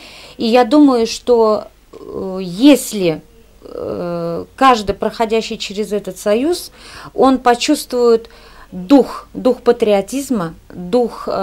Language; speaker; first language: Russian; native; Russian